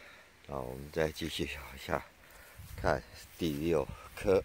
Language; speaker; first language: Chinese; native; Chinese